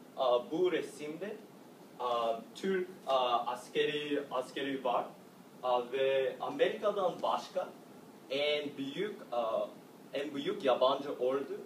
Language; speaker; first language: Turkish; non-native, learner; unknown